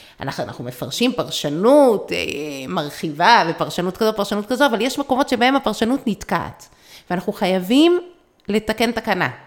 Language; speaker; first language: Hebrew; native; Hebrew